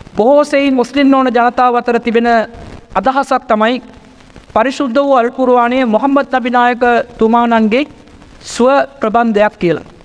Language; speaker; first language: Sinhala; non-native, local second language; Tamil